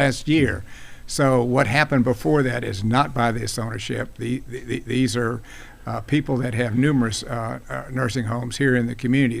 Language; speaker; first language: English; native; English